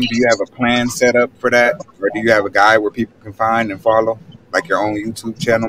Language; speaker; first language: English; native; English